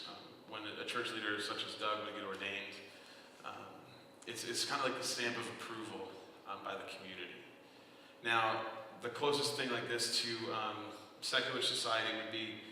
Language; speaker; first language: English; native; English